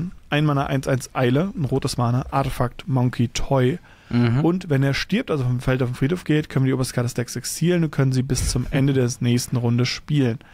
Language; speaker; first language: German; native; German